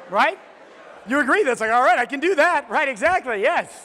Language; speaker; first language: English; native; English